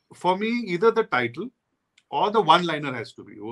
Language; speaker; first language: English; non-native, local second language; Hindi